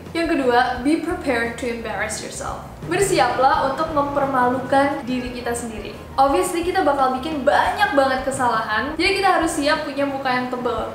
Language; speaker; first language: Indonesian; native; Indonesian